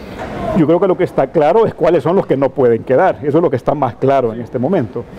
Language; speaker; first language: Spanish; native; Spanish